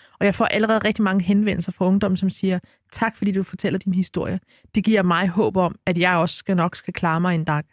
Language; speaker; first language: Danish; early bilingual, other home language; Arabic